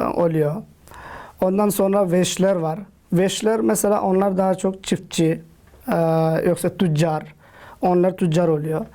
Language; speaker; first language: Turkish; non-native, fluent; Urdu